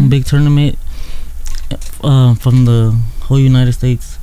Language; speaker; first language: English; early bilingual, other home language; Spanish